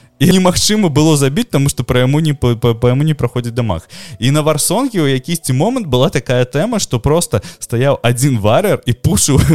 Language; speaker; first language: Belarusian; non-native, local second language; Russian